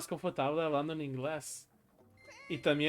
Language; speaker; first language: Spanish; non-native, learner; English